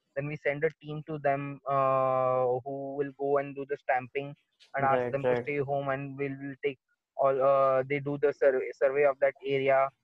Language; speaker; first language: English; non-native, local second language; Marathi